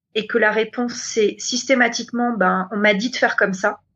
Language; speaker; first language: French; native; French